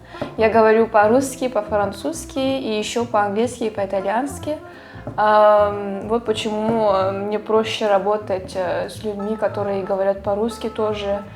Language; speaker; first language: Russian; early bilingual, heritage; Russian